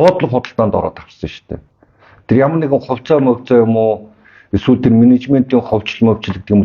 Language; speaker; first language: Mongolian; native; Mongolian